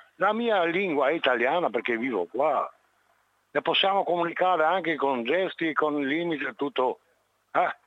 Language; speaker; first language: Italian; non-native, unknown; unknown